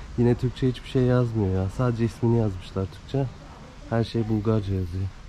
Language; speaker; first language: Turkish; native; Turkish